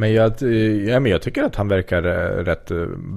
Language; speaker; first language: Swedish; native; Swedish